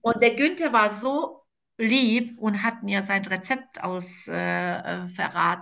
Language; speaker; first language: German; non-native, fluent; Croatian